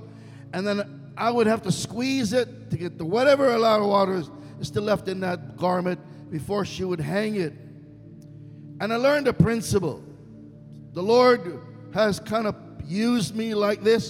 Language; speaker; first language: English; non-native, fluent; Hebrew